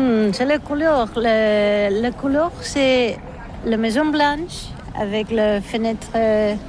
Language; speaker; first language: French; non-native, learner; Catalan